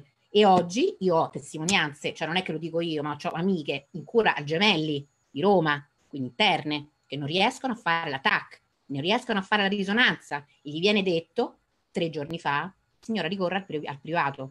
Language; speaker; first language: Italian; native; Italian